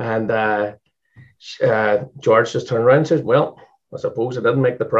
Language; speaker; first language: English; native; English